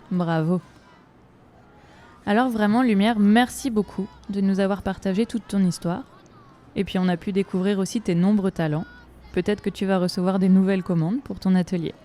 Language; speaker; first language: French; native; French